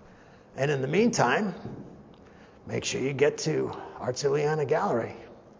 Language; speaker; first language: English; native; English